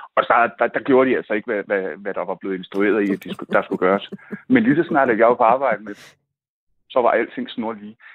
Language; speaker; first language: Danish; native; Danish